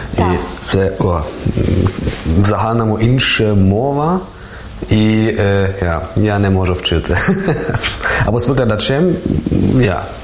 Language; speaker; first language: Ukrainian; non-native, learner; German